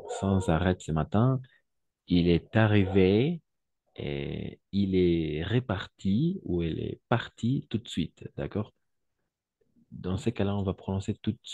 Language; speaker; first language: French; non-native, fluent; Spanish